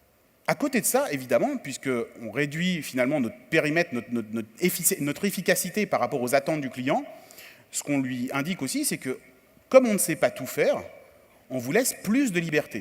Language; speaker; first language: French; native; French